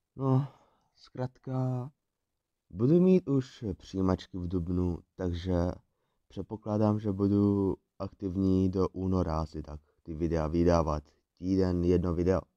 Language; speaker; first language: Czech; early bilingual, other home language; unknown